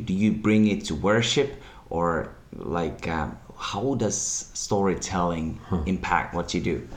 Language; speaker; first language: English; non-native, fluent; Finnish